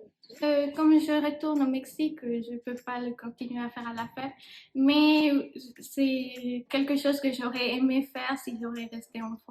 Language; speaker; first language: French; non-native, fluent; Spanish